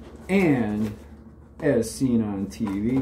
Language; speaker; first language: English; native; English